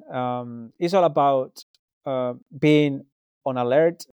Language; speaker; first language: English; non-native, fluent; Spanish